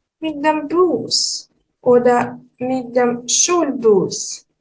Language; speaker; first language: German; non-native, fluent; Ukrainian